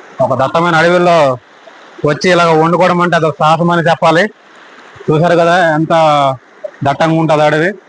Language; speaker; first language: Telugu; non-native, local second language; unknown